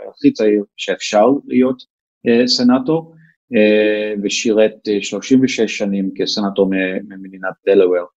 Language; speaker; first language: Hebrew; non-native, fluent; English